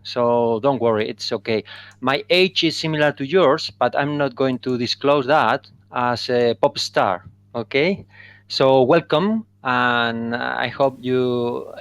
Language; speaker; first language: English; non-native, fluent; Spanish